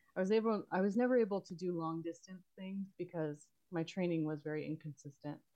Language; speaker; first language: English; native; English